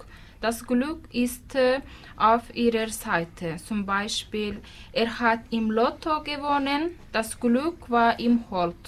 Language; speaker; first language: German; non-native, learner; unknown